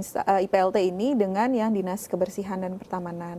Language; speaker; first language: Indonesian; native; Indonesian